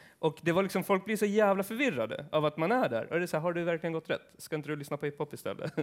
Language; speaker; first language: Swedish; early bilingual, other home language; Kurdish